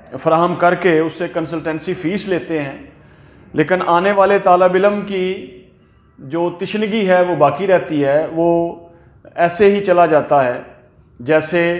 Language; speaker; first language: Urdu; non-native, local second language; Punjabi